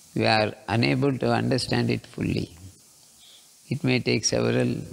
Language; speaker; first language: English; non-native, local second language; Kannada